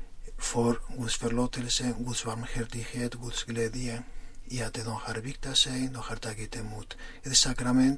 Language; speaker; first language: Swedish; non-native, fluent; Spanish